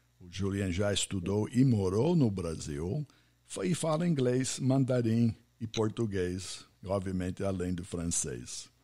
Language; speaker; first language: Portuguese; non-native, fluent; English